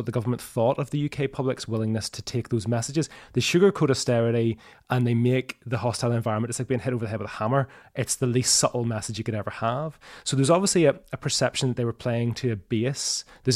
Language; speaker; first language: English; native; English